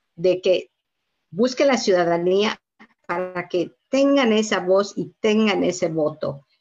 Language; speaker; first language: Spanish; native; Spanish